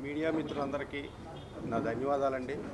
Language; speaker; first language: Telugu; native; Telugu